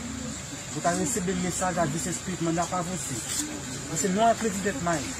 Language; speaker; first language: Portuguese; non-native, learner; Haitian Creole